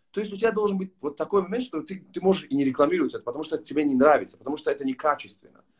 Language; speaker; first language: Russian; non-native, local second language; Tajik